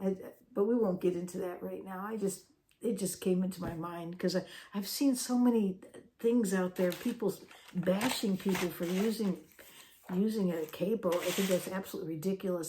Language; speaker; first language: English; native; English